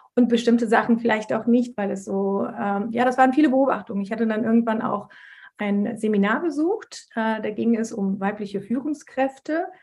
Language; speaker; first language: German; early bilingual, other home language; Turkish